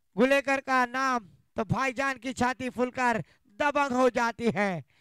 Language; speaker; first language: Hindi; non-native, local second language; Marathi